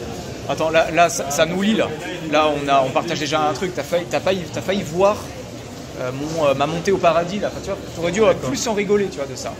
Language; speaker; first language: French; native; French